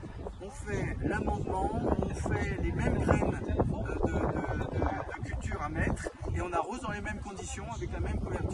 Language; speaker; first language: French; native; French